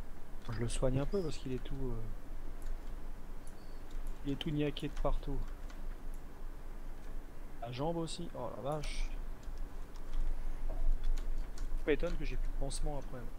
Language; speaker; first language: French; native; French